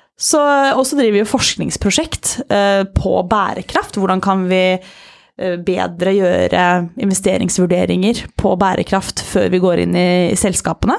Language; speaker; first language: Norwegian; native; Norwegian